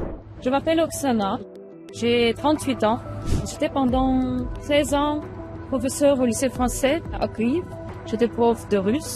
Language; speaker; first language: French; non-native, fluent; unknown